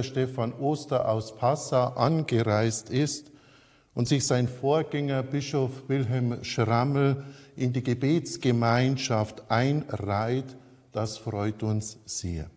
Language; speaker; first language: German; native; German